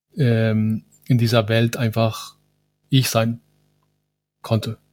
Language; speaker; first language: German; non-native, fluent; Spanish